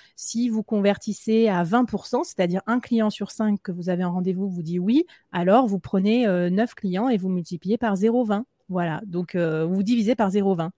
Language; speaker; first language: French; native; French